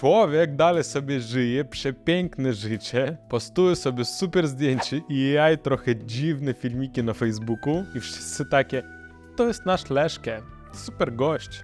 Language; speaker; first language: Polish; non-native, fluent; Russian